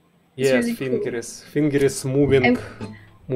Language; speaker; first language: English; non-native, learner; Russian